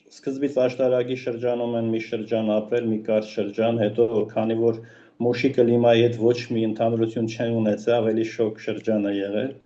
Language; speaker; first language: Armenian; native; Armenian